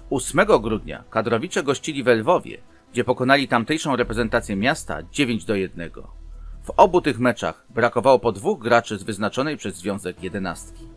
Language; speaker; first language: Polish; native; Polish